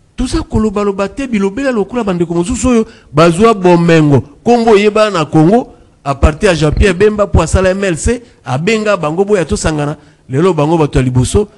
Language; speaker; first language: Lingala; native; Lingala